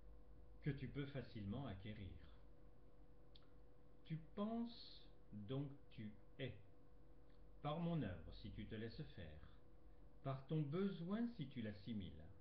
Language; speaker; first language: French; native; French